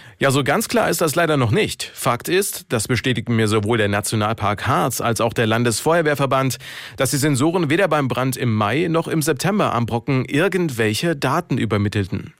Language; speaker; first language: German; native; German